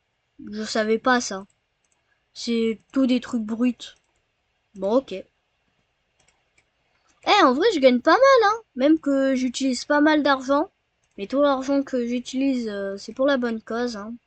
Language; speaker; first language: French; native; French